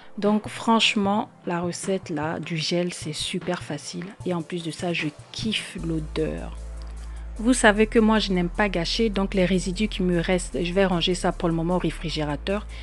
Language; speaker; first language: French; native; French